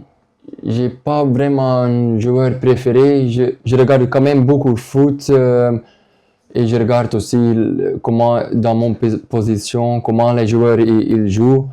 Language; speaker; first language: French; non-native, local second language; Dutch